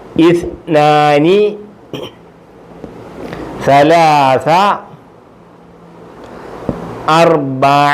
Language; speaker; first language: Arabic; non-native, fluent; Malayalam